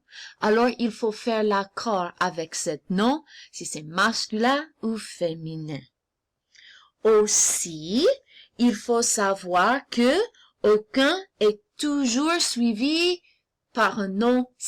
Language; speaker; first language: French; non-native, fluent; English